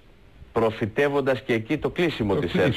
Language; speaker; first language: Greek; native; Greek